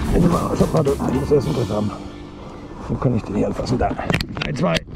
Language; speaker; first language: German; native; German